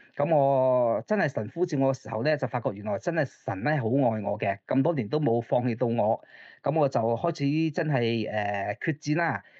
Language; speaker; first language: Cantonese; early bilingual, other home language; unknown